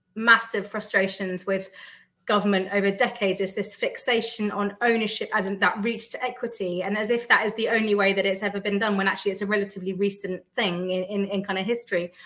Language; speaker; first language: English; native; English